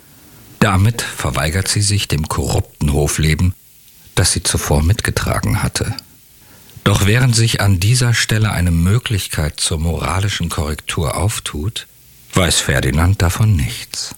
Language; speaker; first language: German; native; German